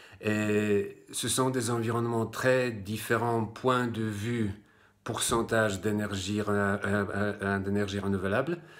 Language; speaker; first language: French; non-native, fluent; Polish